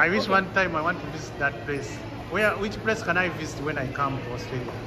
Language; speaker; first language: English; non-native, learner; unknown